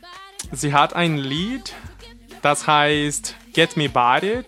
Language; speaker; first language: German; non-native, learner; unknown